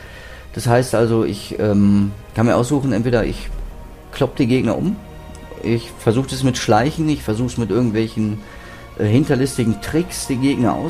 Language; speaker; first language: German; native; German